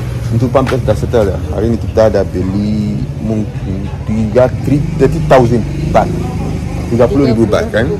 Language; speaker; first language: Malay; non-native, learner; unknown